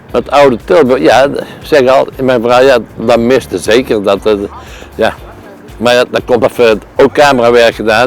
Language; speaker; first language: Dutch; native; Dutch